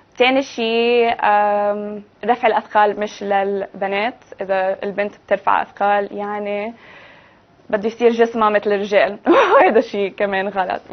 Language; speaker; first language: Arabic; early bilingual, heritage; Arabic